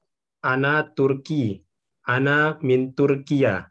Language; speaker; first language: Arabic; non-native, learner; Indonesian